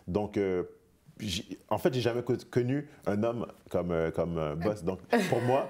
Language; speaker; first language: French; native; French